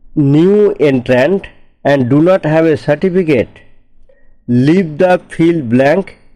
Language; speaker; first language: English; non-native, local second language; Bangla